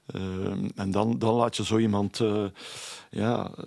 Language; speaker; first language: Dutch; native; Dutch